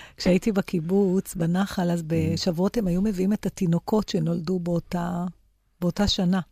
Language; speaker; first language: Hebrew; native; Hebrew